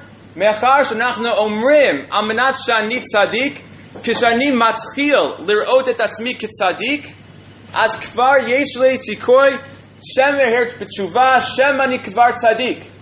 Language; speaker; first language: Hebrew; non-native, fluent; English